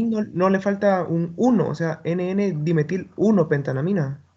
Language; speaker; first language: Spanish; native; Spanish